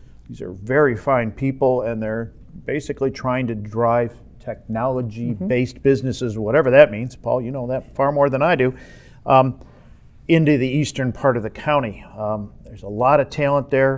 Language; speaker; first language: English; native; English